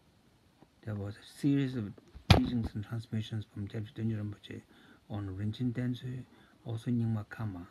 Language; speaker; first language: English; non-native, fluent; Tibetan